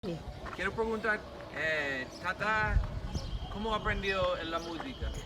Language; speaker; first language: Spanish; non-native, learner; English